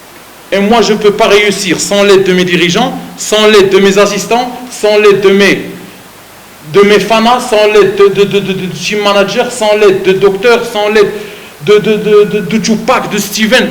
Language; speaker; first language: French; non-native, fluent; Arabic